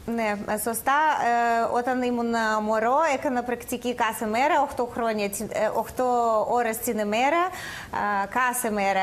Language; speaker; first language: Greek; non-native, learner; Russian